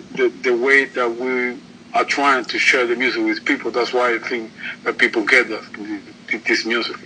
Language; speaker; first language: English; non-native, learner; Spanish